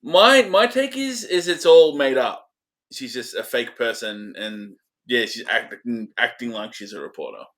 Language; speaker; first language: English; native; English